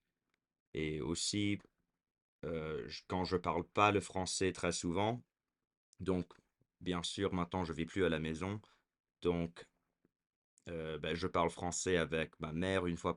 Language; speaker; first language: French; early bilingual, heritage; French